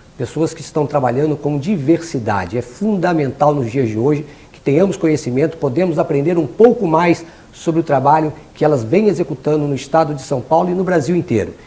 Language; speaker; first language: Portuguese; native; Portuguese